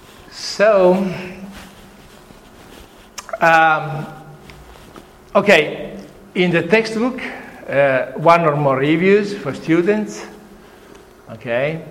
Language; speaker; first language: English; non-native, fluent; Italian